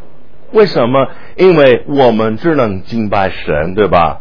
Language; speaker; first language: Chinese; non-native, fluent; English